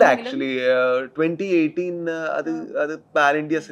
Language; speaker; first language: Malayalam; non-native, learner; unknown